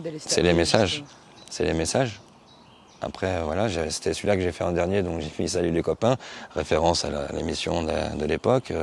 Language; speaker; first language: French; native; French